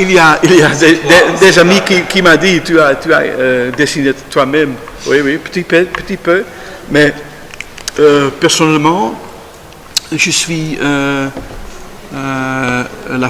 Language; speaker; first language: French; non-native, learner; Dutch